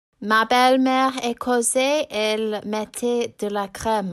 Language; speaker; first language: French; non-native, fluent; English